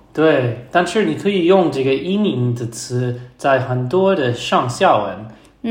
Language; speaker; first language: Chinese; non-native, learner; English